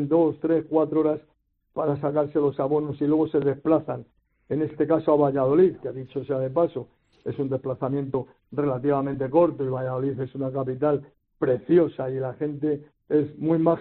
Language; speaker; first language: Spanish; native; Spanish